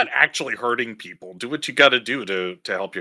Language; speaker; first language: English; native; English